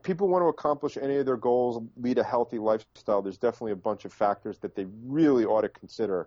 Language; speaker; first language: English; native; English